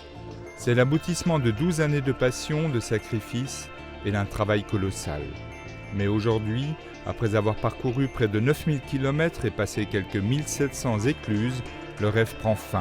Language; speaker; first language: French; native; French